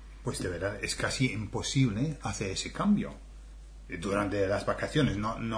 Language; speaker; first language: Spanish; non-native, fluent; English